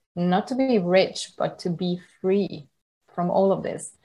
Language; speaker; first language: English; non-native, fluent; Hungarian